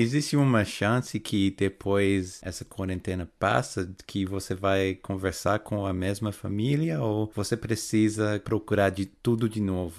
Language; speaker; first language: Portuguese; non-native, fluent; English